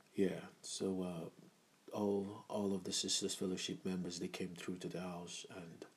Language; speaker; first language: English; non-native, local second language; Igbo